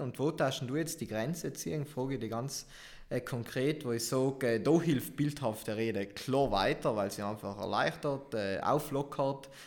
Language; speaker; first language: German; native; German